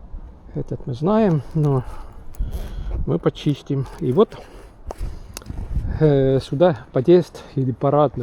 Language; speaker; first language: Russian; non-native, local second language; Estonian